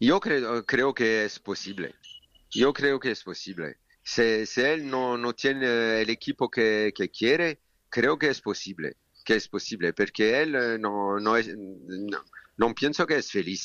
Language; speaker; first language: Spanish; non-native, learner; French